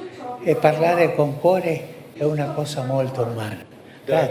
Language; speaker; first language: Italian; non-native, fluent; Spanish